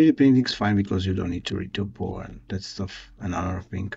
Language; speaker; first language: English; non-native, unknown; Czech